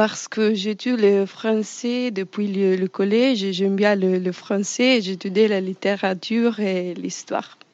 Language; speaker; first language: French; non-native, fluent; Italian